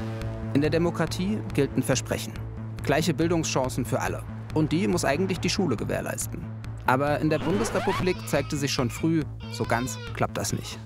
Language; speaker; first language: German; native; German